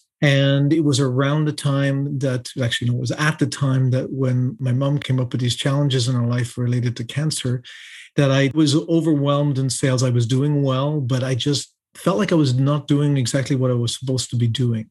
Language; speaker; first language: English; native; English